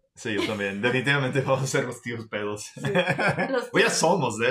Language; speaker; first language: Spanish; non-native, fluent; English